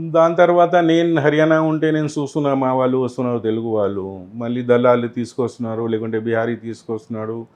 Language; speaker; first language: Telugu; non-native, local second language; Urdu